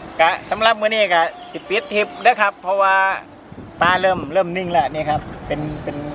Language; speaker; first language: Thai; non-native, local second language; Northeastern Thai